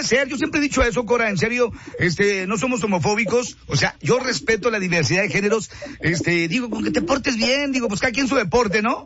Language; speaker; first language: Spanish; native; Spanish